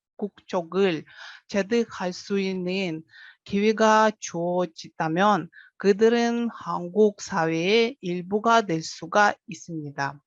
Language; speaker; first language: Korean; non-native, fluent; Russian